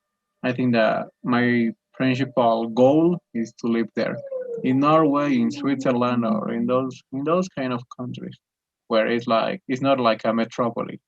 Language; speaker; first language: English; non-native, learner; Spanish